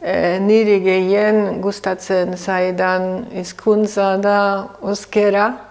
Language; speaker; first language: Basque; non-native, learner; German